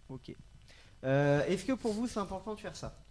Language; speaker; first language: French; native; French